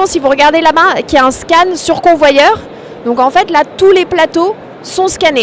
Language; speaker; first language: French; native; French